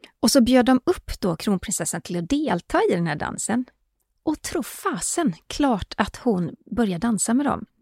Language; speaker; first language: Swedish; native; Swedish